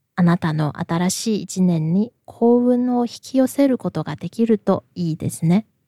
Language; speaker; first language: Japanese; non-native, fluent; Chinese